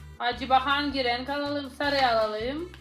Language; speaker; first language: Turkish; non-native, learner; Russian